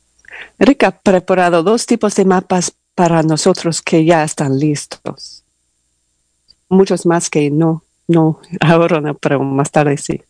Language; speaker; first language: Spanish; non-native, learner; English